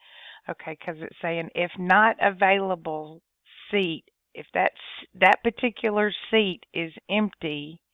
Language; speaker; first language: English; native; English